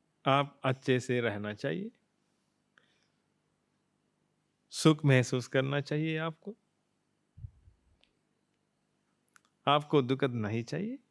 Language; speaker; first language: Hindi; non-native, fluent; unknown